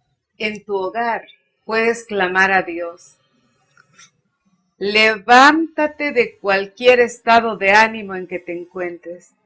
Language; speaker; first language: Spanish; native; Spanish